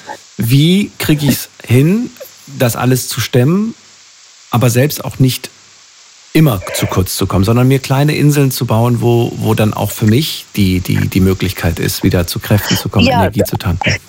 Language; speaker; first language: German; native; German